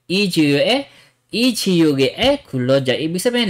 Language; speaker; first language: Korean; non-native, fluent; Filipino